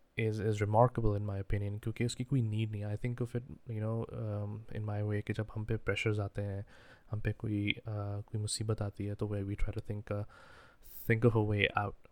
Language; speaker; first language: English; non-native, local second language; Urdu